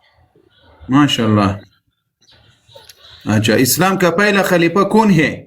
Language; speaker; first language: Hindi; non-native, learner; Pashto